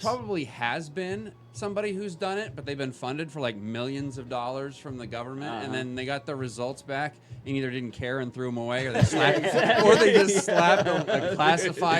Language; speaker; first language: English; native; English